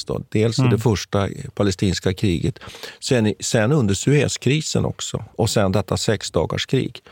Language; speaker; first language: Swedish; native; Swedish